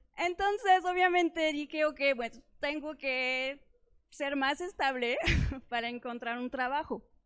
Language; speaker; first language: Spanish; non-native, fluent; French